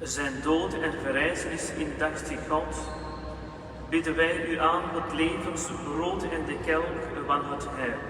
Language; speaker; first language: Dutch; non-native, fluent; Urdu